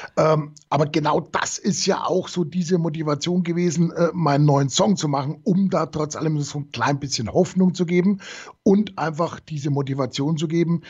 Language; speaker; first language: German; native; German